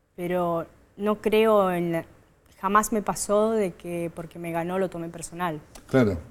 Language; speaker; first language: Spanish; native; Spanish